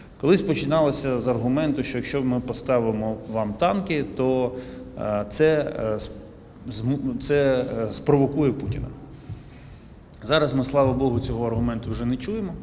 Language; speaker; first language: Ukrainian; native; Ukrainian